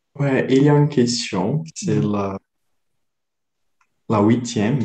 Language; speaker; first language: French; non-native, learner; Portuguese